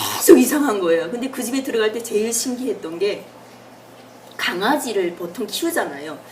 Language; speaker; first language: Korean; native; Korean